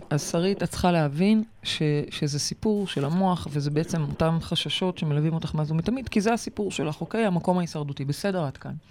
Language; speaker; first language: Hebrew; native; Hebrew